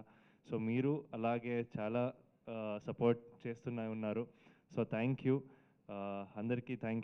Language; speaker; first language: Telugu; non-native, fluent; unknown